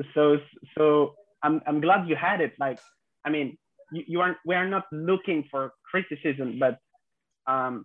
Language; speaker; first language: English; non-native, fluent; French